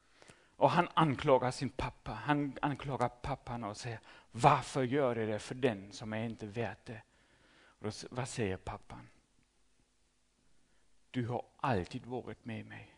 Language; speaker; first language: Swedish; non-native, fluent; German